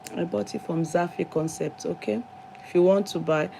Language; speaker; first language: English; non-native, local second language; Yoruba